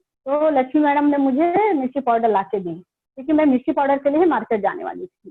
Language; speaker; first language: Hindi; native; Hindi